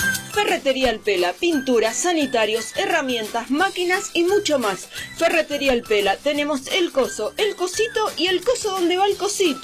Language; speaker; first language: Spanish; native; Spanish